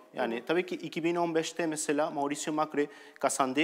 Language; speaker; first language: Turkish; non-native, learner; Spanish